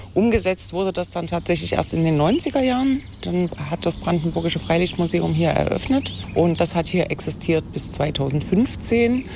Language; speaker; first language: German; native; German